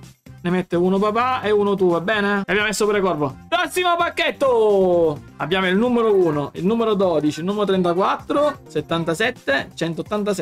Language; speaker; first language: Italian; native; Italian